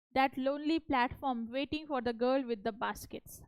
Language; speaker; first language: English; non-native, local second language; Hindi